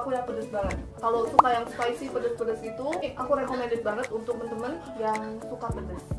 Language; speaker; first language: Indonesian; early bilingual, other home language; Korean